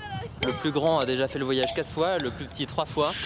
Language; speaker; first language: French; native; French